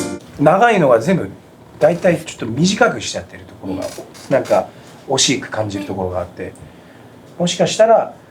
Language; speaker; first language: Japanese; non-native, fluent; Korean